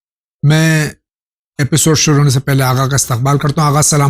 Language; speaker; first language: Urdu; native; Urdu